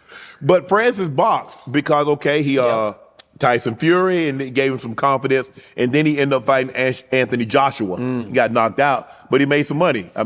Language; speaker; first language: English; native; English